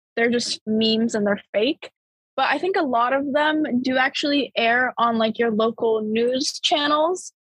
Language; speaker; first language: English; early bilingual, other home language; Bulgarian